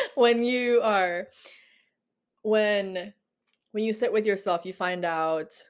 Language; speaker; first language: English; non-native, local second language; Filipino